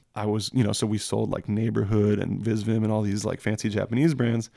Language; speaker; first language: English; early bilingual, other home language; French